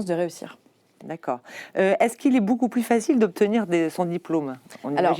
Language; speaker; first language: French; native; French